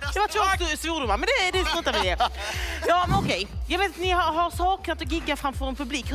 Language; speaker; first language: Swedish; native; Swedish